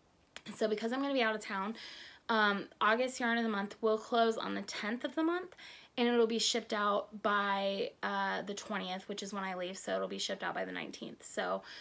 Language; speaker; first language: English; native; English